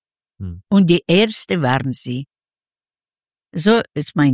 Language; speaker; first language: German; non-native, learner; Yiddish